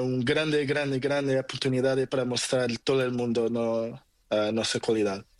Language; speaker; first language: Spanish; non-native, learner; Portuguese